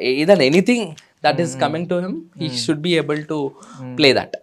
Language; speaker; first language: English; non-native, local second language; Telugu